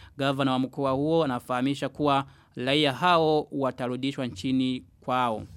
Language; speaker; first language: Swahili; non-native, local second language; Rundi